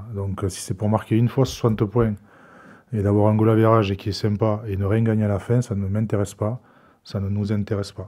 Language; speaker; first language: French; native; French